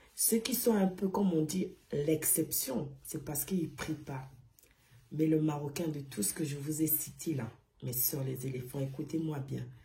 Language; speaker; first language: French; non-native, local second language; Arabic